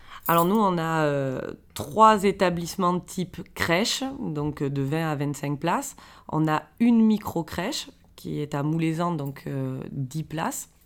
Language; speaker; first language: French; native; French